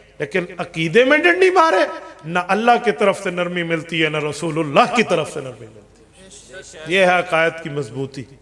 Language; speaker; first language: Urdu; non-native, local second language; Punjabi